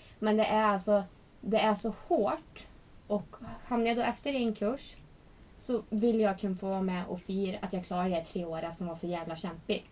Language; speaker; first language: Swedish; native; Swedish